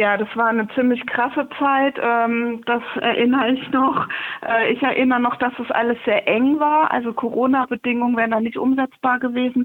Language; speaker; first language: German; native; German